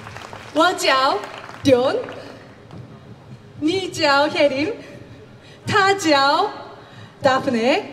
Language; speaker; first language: Chinese; non-native, learner; Korean